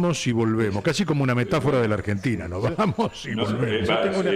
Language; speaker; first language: Spanish; native; Spanish